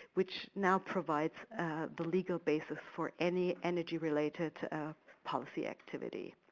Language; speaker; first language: English; non-native, fluent; German